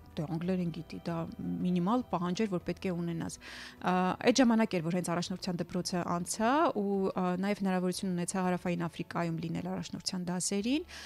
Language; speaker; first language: Armenian; native; Armenian